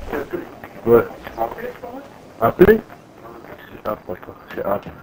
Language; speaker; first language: French; native; French